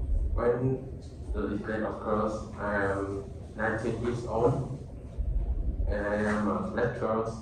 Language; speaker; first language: English; non-native, learner; Vietnamese